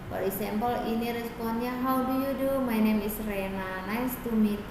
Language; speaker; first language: English; non-native, fluent; Indonesian